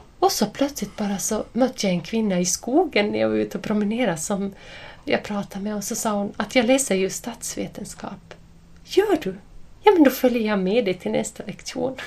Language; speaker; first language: Swedish; native; Swedish